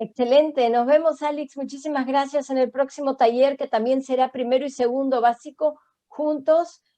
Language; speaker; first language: Spanish; native; Spanish